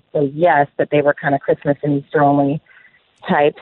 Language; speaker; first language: English; native; English